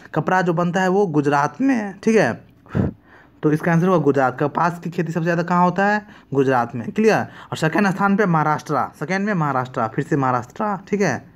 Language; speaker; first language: Hindi; native; Hindi